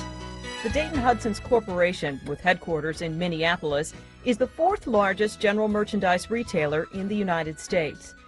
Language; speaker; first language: English; native; English